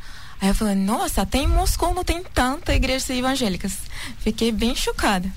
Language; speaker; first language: Portuguese; non-native, learner; Russian